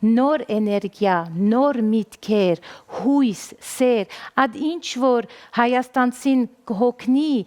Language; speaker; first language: Armenian; early bilingual, heritage; Armenian